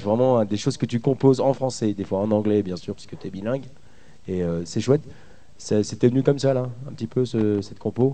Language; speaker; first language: French; native; French